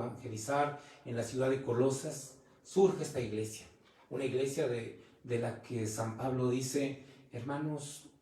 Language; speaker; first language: Spanish; native; Spanish